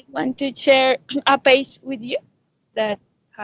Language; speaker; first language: English; non-native, learner; Spanish